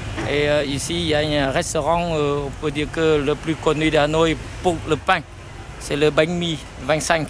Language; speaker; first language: French; non-native, fluent; Vietnamese